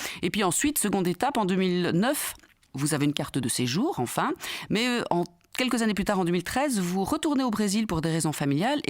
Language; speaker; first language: French; native; French